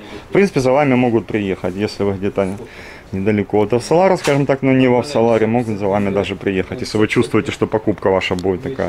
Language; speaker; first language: Russian; native; Russian